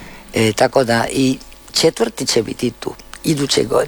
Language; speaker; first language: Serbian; early bilingual, heritage; Spanish